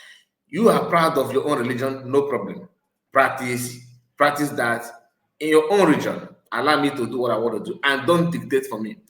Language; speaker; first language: English; non-native, local second language; Igbo